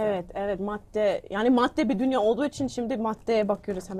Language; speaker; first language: Turkish; non-native, learner; English